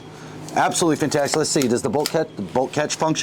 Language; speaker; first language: English; native; English